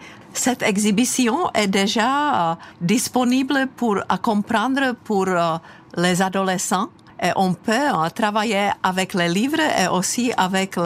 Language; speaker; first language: French; non-native, fluent; Czech